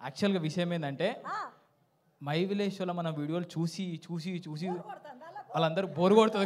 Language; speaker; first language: Telugu; native; Telugu